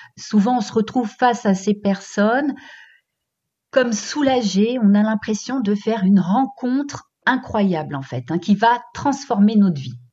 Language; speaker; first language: French; native; French